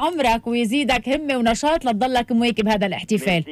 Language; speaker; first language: Arabic; native; Arabic